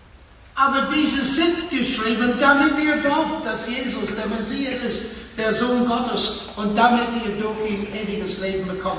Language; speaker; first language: German; non-native, fluent; English